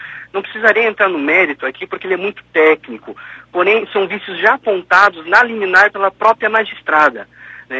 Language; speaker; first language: Portuguese; native; Portuguese